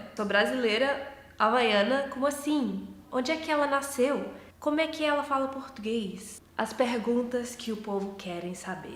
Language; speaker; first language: Portuguese; early bilingual, heritage; English